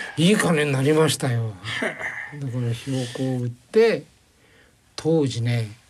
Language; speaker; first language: Japanese; native; Japanese